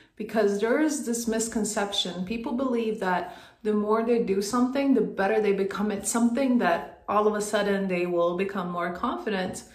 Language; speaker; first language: English; non-native, fluent; Swedish